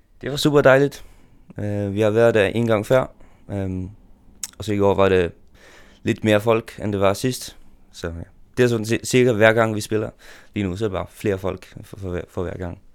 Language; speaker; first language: Danish; non-native, local second language; Faroese